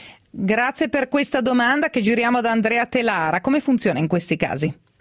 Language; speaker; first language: Italian; native; Italian